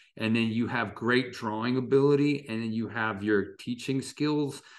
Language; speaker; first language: English; native; English